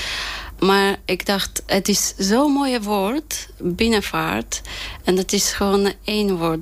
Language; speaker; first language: Dutch; non-native, fluent; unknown